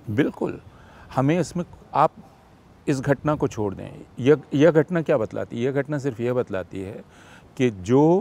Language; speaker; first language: Hindi; native; Hindi